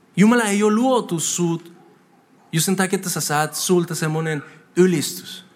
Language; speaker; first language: Finnish; non-native, fluent; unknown